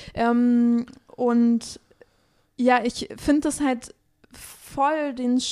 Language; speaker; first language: German; native; German